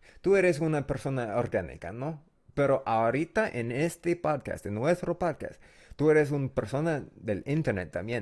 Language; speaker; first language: Spanish; non-native, learner; English